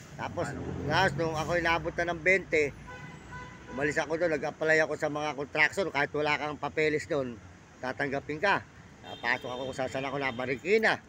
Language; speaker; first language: Filipino; native; Filipino